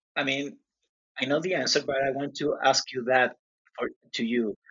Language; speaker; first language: English; non-native, learner; Spanish